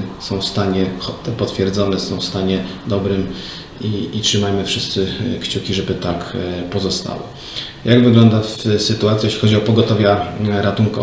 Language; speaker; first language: Polish; native; Polish